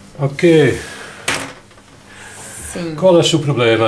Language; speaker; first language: Portuguese; non-native, learner; Dutch